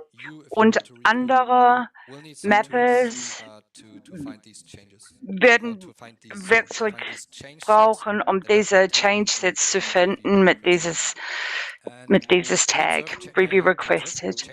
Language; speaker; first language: German; non-native, learner; English